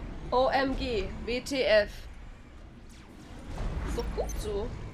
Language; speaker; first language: German; native; German